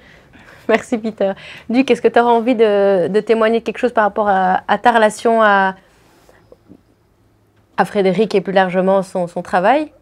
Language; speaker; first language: French; native; French